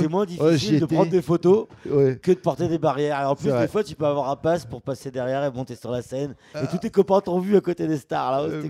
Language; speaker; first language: French; native; French